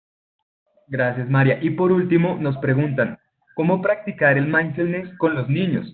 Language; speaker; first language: Spanish; native; Spanish